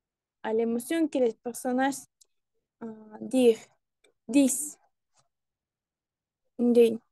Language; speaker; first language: French; non-native, learner; Spanish